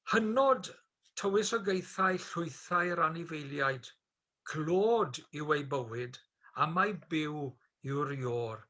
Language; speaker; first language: Welsh; native; Welsh